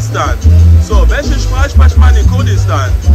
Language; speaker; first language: German; non-native, learner; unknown